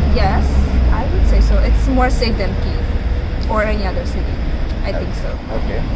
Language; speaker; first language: English; non-native, fluent; Ukrainian